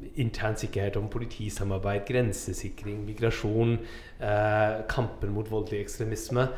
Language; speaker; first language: Norwegian; non-native, fluent; German